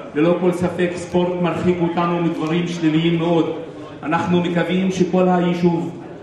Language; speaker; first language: Hebrew; non-native, local second language; Arabic